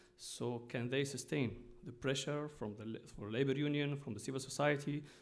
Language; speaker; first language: English; non-native, fluent; Arabic